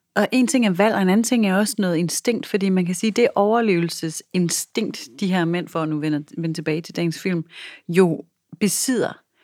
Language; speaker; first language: Danish; native; Danish